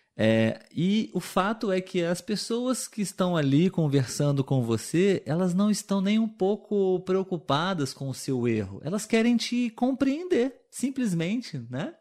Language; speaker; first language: Portuguese; native; Portuguese